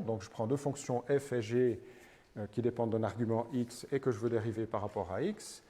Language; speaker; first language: French; native; French